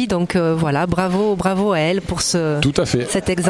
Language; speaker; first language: French; native; French